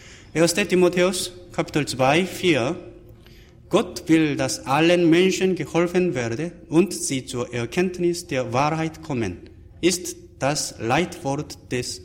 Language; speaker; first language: German; non-native, fluent; Korean